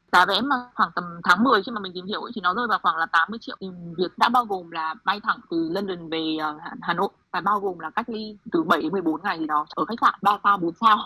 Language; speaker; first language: Vietnamese; native; Vietnamese